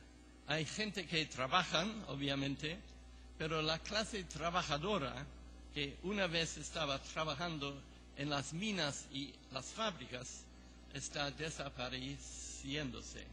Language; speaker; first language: Spanish; non-native, fluent; English